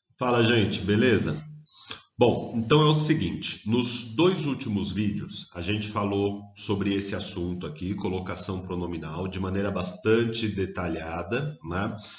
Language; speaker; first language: Portuguese; native; Portuguese